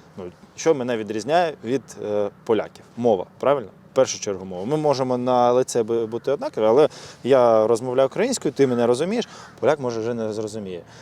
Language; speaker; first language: Ukrainian; non-native, local second language; Russian